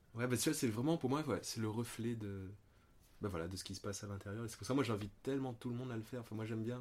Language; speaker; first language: French; native; French